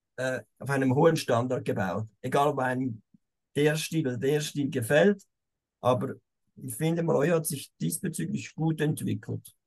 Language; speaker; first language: German; native; German